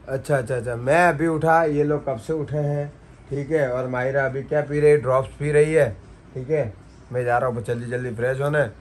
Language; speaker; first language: Hindi; non-native, local second language; Gujarati